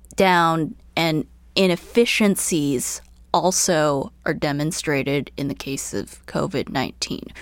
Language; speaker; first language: English; early bilingual, other home language; Chinese